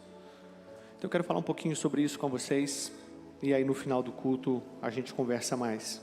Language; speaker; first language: Portuguese; native; Portuguese